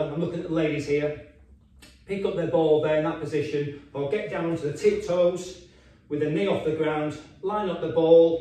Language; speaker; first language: English; native; English